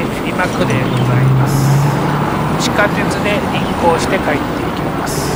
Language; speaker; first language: Japanese; native; Japanese